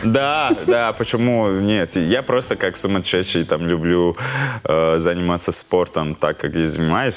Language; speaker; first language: Russian; non-native, local second language; Latvian